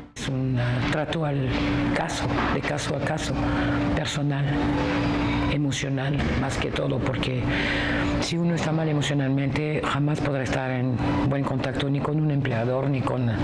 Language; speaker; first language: Spanish; non-native, fluent; French